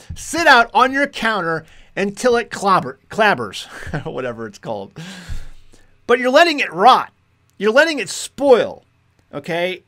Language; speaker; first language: English; native; English